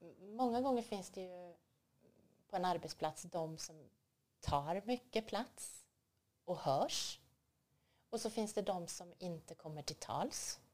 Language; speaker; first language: Swedish; native; Swedish